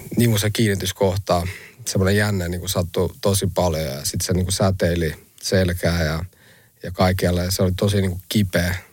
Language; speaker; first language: Finnish; early bilingual, other home language; Albanian